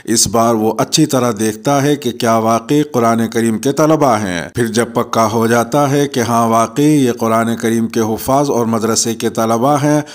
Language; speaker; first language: Urdu; native; Urdu